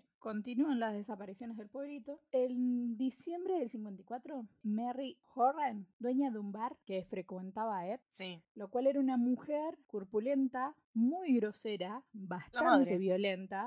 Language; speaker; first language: Spanish; native; Spanish